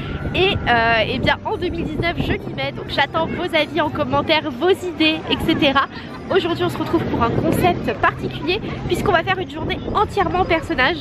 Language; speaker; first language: French; native; French